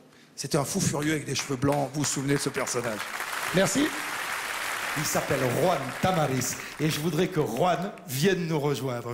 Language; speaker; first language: French; native; French